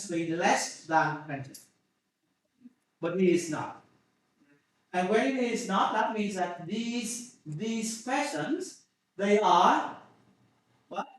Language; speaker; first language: English; non-native, fluent; Vietnamese